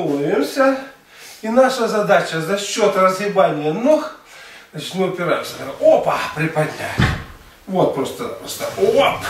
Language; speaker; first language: Russian; native; Russian